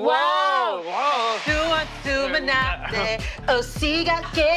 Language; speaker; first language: Korean; non-native, learner; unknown